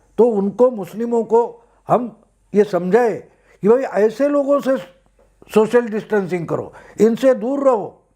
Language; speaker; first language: Hindi; non-native, local second language; Marathi